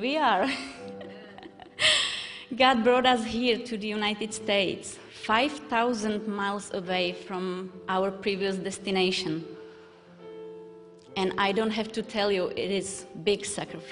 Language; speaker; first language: English; non-native, learner; Czech